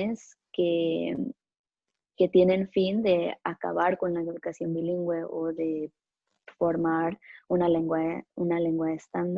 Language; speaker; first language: Spanish; early bilingual, other home language; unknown